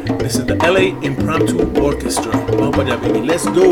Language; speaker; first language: English; early bilingual, other home language; Spanish